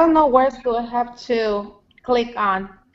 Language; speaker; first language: English; non-native, learner; Spanish